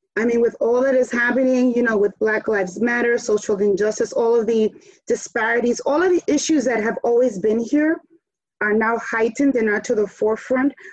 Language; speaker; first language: English; early bilingual, other home language; Spanish